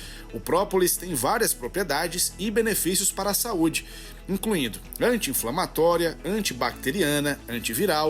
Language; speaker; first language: Portuguese; native; Portuguese